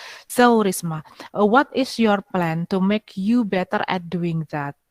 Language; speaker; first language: English; non-native, fluent; Indonesian